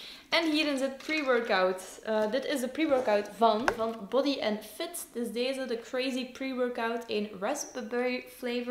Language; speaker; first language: Dutch; native; Dutch